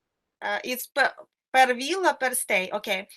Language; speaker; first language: English; non-native, fluent; Russian